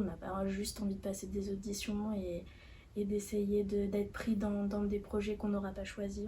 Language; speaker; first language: French; native; French